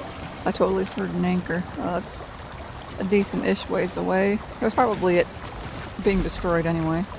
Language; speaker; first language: English; native; English